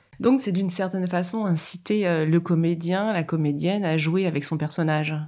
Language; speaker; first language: French; native; French